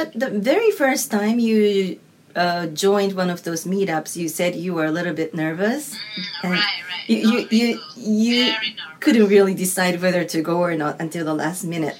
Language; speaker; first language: English; non-native, fluent; Japanese